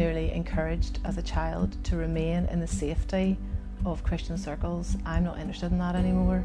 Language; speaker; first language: English; native; English